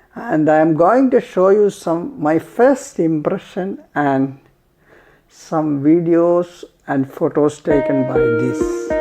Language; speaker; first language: English; non-native, local second language; Malayalam